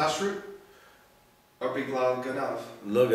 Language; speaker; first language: Hebrew; non-native, learner; English